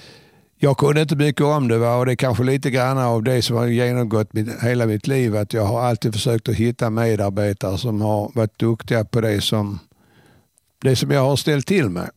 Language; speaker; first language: Swedish; native; Swedish